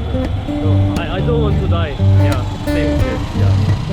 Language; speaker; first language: English; non-native, learner; Korean